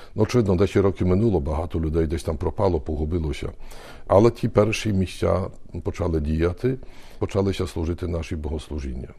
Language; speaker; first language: Ukrainian; early bilingual, heritage; Ukrainian